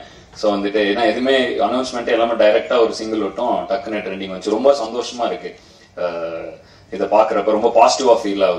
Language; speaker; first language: Tamil; native; Tamil